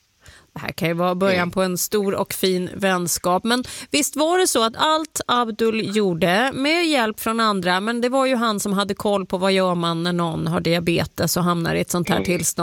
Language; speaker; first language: Swedish; native; Swedish